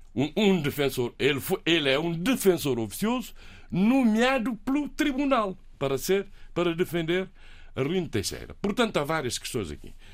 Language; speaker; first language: Portuguese; native; Portuguese